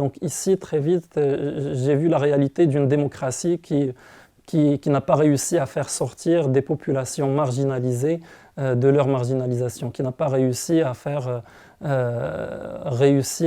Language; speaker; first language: French; non-native, local second language; Arabic